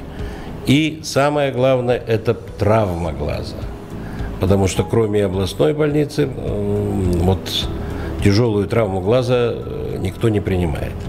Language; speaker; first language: Russian; native; Russian